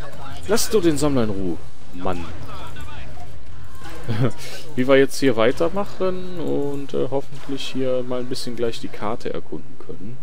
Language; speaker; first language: German; native; German